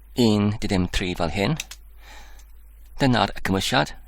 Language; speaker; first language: Welsh; non-native, learner; Dutch